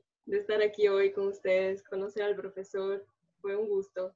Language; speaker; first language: Spanish; early bilingual, other home language; Portuguese